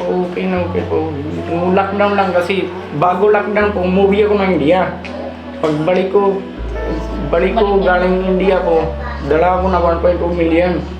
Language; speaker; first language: Filipino; non-native, learner; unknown